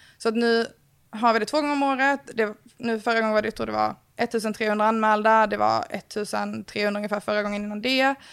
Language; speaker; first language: Swedish; native; Swedish